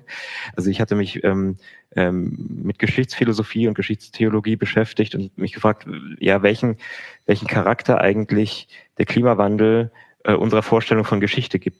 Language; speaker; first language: German; native; German